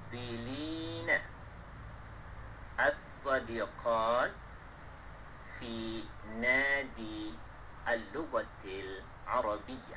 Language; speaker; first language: Arabic; non-native, fluent; Malay